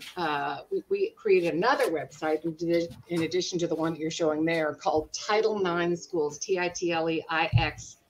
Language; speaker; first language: English; native; English